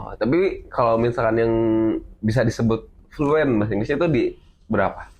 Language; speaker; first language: Indonesian; native; Indonesian